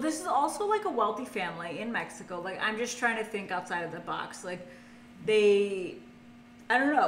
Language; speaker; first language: English; native; English